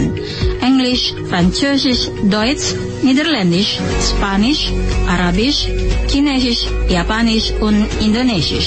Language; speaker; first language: German; non-native, fluent; Indonesian